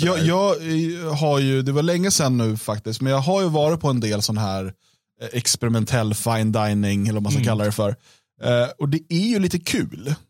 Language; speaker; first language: Swedish; native; Swedish